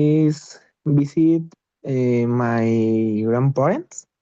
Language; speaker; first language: English; non-native, learner; Spanish